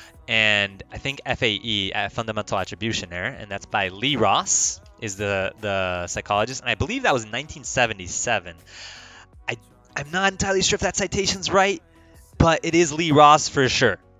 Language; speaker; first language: English; early bilingual, other home language; Spanish